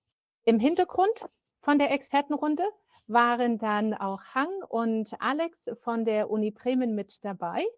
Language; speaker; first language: German; native; German